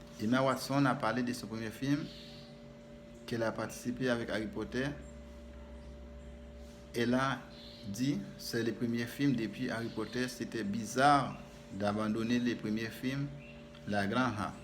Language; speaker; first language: French; non-native, learner; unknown